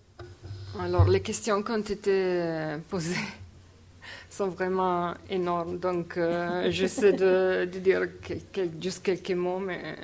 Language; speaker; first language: French; non-native, fluent; Italian